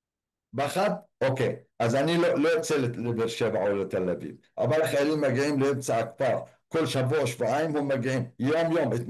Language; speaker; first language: Hebrew; non-native, local second language; Arabic